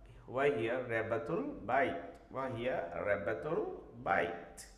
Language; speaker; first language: Arabic; non-native, fluent; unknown